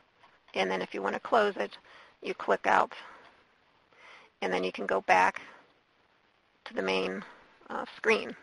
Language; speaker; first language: English; native; English